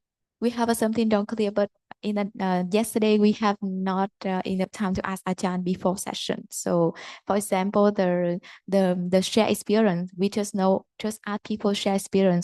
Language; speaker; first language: English; non-native, learner; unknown